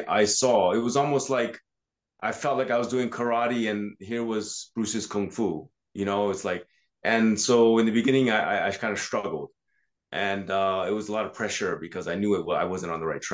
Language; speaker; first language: English; native; English